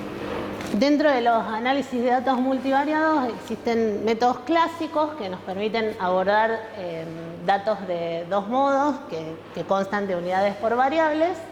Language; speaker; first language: Spanish; native; Spanish